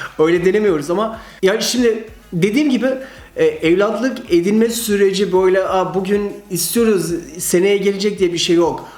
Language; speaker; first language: Turkish; early bilingual, heritage; Turkish